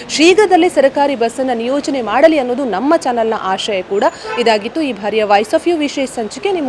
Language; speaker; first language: Kannada; native; Kannada